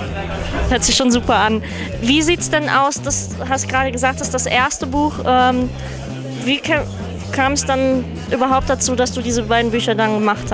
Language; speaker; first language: German; native; German